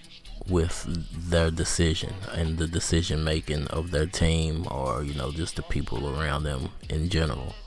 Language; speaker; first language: English; native; English